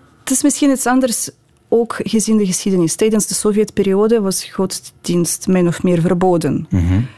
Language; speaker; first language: Dutch; non-native, fluent; Ukrainian